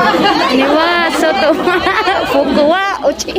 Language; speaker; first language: Japanese; non-native, learner; Filipino